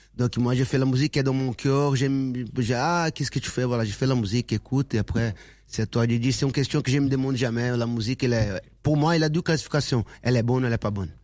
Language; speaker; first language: French; non-native, fluent; Portuguese